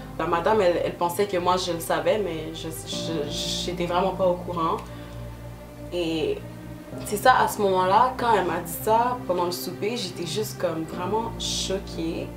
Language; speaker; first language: French; early bilingual, other home language; Lingala